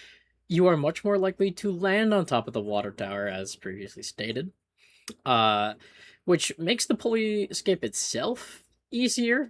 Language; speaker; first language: English; native; English